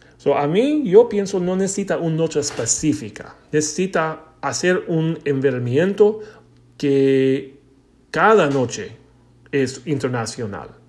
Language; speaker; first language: Spanish; non-native, learner; English